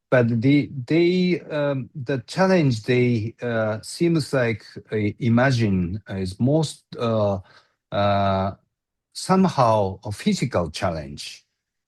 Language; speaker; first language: English; non-native, learner; Japanese